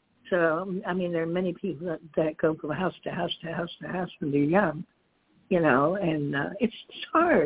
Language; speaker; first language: English; early bilingual, other home language; Dutch